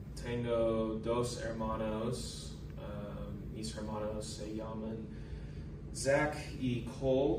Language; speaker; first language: Spanish; non-native, learner; English